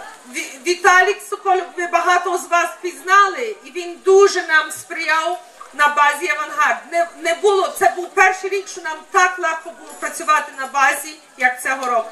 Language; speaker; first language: Ukrainian; early bilingual, heritage; Ukrainian